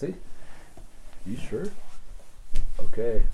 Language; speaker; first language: Spanish; early bilingual, heritage; Spanish